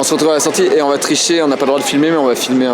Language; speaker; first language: French; native; French